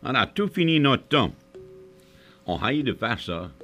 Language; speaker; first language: French; early bilingual, heritage; French